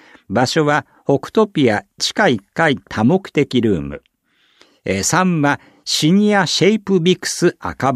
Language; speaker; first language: Japanese; native; Japanese